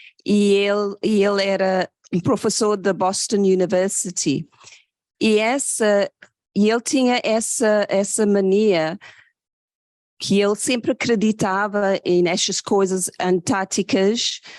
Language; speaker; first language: Portuguese; non-native, fluent; English